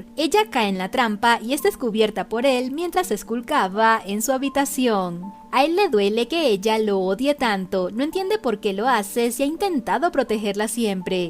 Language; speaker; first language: Spanish; native; Spanish